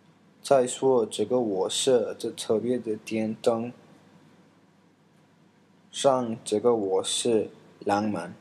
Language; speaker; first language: Chinese; non-native, learner; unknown